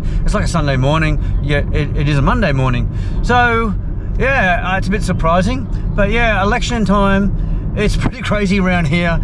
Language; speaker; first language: English; native; English